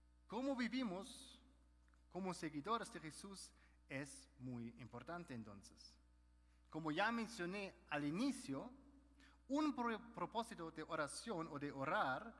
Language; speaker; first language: Spanish; non-native, fluent; German